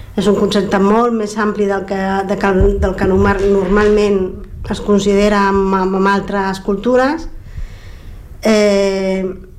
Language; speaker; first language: Catalan; non-native, local second language; Spanish